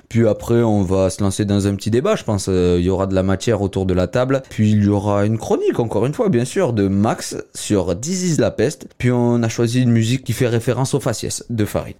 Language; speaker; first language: French; native; French